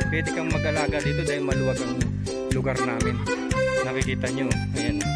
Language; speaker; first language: Filipino; non-native, local second language; Pampanga